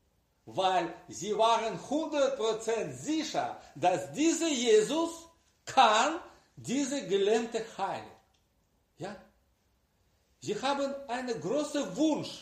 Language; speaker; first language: German; non-native, learner; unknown